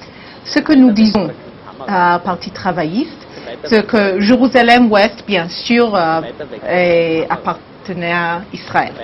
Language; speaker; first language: French; non-native, learner; Hebrew